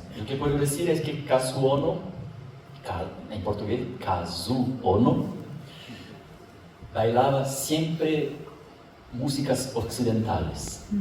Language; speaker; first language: Spanish; non-native, fluent; Portuguese